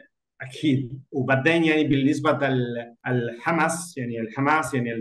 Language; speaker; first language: Arabic; non-native, learner; Spanish